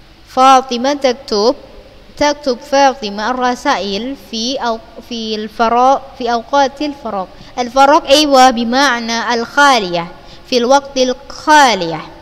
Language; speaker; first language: Arabic; non-native, fluent; Indonesian